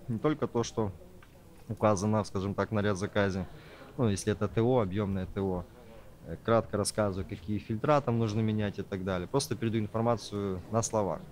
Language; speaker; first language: Russian; native; Russian